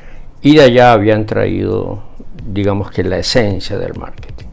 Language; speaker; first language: Spanish; native; Spanish